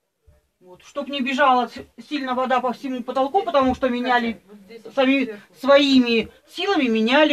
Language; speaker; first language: Russian; native; Russian